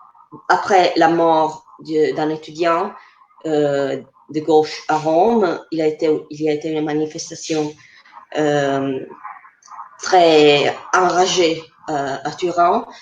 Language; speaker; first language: French; non-native, fluent; Italian